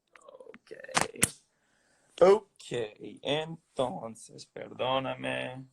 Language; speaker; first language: Spanish; non-native, fluent; English